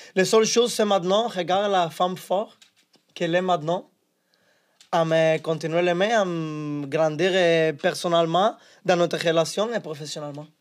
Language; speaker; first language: French; non-native, learner; Spanish